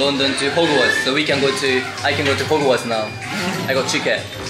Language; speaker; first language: English; non-native, learner; Japanese